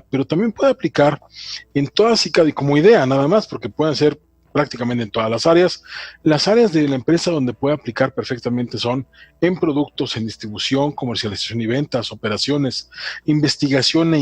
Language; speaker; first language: Spanish; native; Spanish